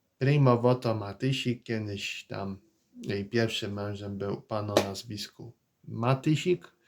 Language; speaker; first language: Polish; native; Polish